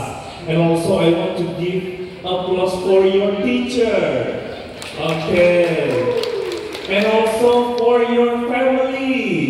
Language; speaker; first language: English; non-native, fluent; Indonesian